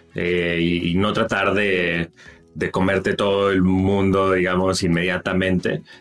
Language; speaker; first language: Spanish; native; Spanish